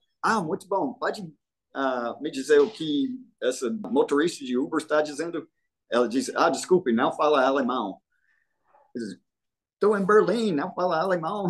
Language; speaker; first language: Portuguese; non-native, fluent; English